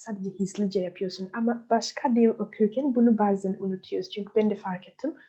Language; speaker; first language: Turkish; non-native, learner; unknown